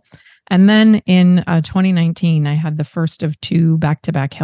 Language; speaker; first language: English; native; English